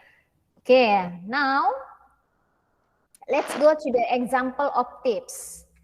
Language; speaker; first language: English; non-native, fluent; Indonesian